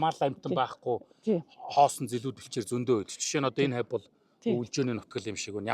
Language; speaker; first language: Mongolian; native; Mongolian